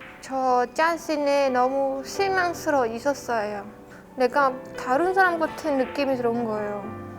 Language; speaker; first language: Korean; non-native, learner; Khmer